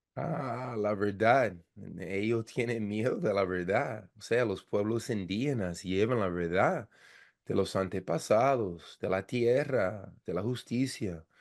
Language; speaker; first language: Spanish; non-native, fluent; English